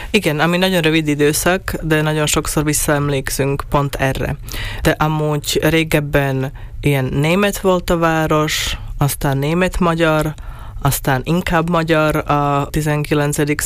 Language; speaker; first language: Hungarian; non-native, local second language; Slovak